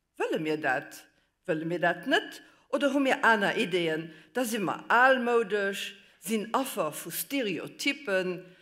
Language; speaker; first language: Luxembourgish; native; Luxembourgish